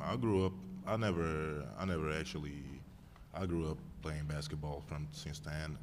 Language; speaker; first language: English; non-native, fluent; Portuguese